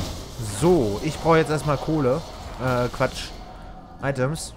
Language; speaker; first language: German; native; German